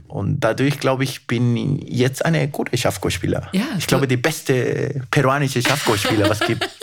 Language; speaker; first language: German; non-native, fluent; Spanish